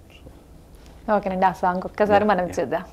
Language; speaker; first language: Telugu; native; Telugu